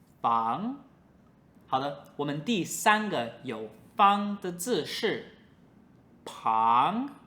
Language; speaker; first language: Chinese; non-native, fluent; English